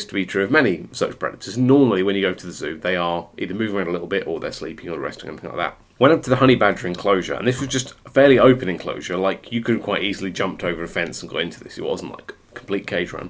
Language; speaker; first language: English; native; English